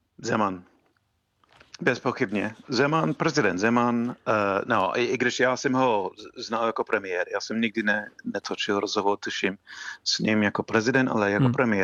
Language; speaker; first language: Czech; non-native, fluent; English